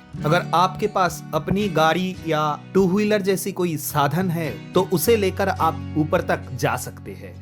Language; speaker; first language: Hindi; non-native, local second language; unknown